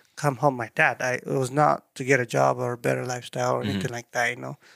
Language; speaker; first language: English; non-native, fluent; Tigrinya